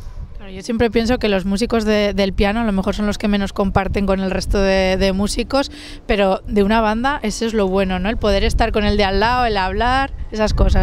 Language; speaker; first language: Spanish; native; Spanish